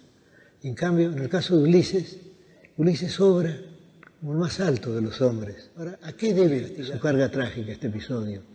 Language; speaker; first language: Spanish; native; Spanish